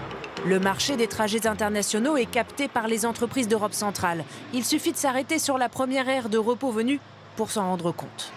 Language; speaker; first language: French; native; French